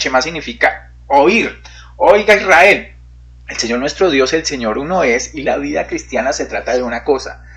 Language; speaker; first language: Spanish; native; Spanish